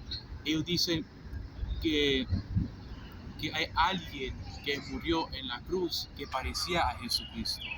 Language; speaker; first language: Spanish; non-native, fluent; English